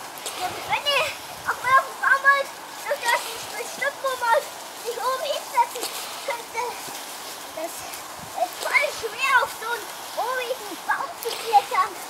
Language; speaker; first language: German; native; German